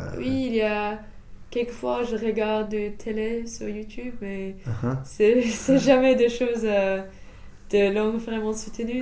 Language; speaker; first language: French; non-native, fluent; English